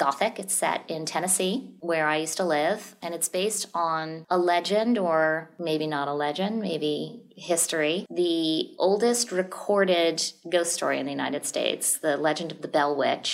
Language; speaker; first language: English; native; English